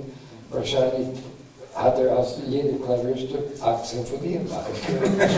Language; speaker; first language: German; non-native, fluent; English